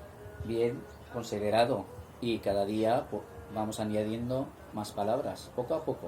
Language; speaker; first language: Spanish; non-native, fluent; Arabic